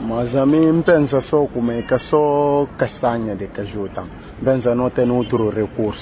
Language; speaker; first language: Portuguese; non-native, learner; Upper Guinea Crioulo